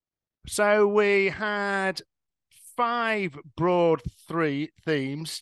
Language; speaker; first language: English; native; English